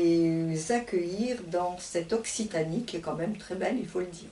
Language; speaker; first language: French; native; French